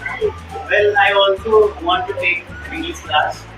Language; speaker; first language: English; non-native, fluent; Hindi